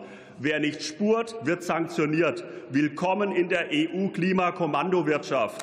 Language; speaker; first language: German; native; German